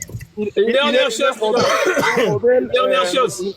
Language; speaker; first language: French; non-native, fluent; Arabic